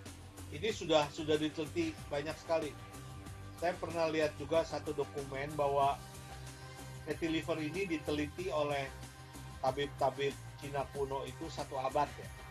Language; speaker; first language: Indonesian; native; Indonesian